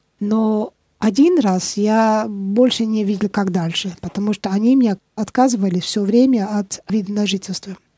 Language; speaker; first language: Russian; non-native, fluent; Dutch